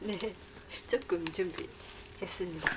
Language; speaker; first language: Korean; non-native, fluent; Japanese